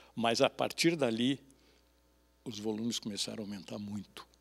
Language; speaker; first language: Portuguese; native; Portuguese